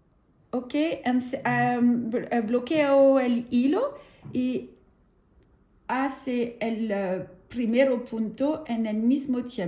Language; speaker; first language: Spanish; non-native, learner; French